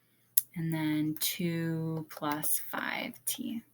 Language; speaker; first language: English; native; English